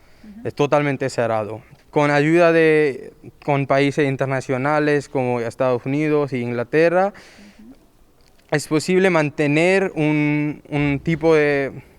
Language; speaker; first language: Spanish; non-native, learner; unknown